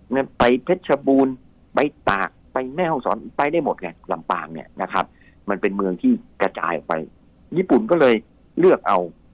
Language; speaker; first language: Thai; native; Thai